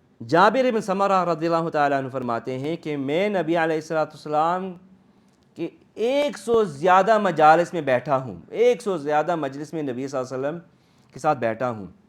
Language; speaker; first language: Urdu; early bilingual, heritage; Urdu